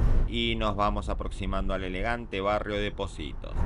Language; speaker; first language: Spanish; native; Spanish